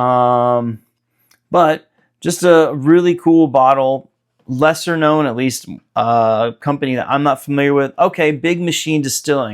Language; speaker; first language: English; native; English